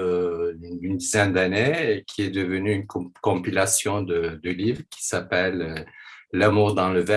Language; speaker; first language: French; non-native, fluent; Turkish